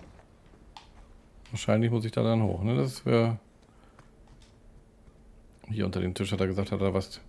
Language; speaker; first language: German; native; German